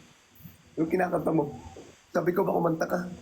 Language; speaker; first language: Filipino; native; Filipino